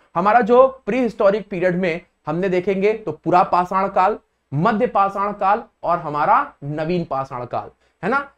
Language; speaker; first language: Hindi; native; Hindi